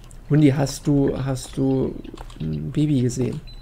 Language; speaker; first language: German; native; German